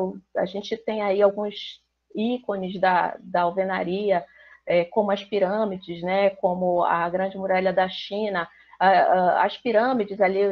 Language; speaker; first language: Portuguese; native; Portuguese